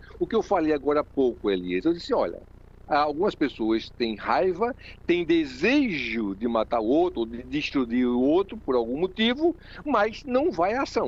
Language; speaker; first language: Portuguese; native; Portuguese